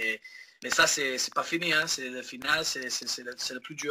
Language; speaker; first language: French; early bilingual, heritage; English